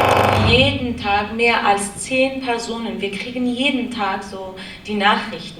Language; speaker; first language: German; non-native, learner; Kurdish